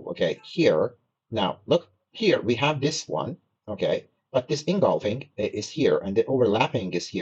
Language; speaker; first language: English; non-native, fluent; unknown